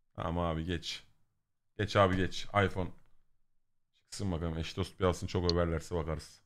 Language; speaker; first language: Turkish; native; Turkish